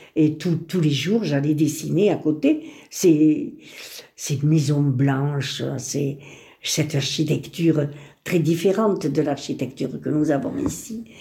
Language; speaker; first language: French; early bilingual, other home language; Spanish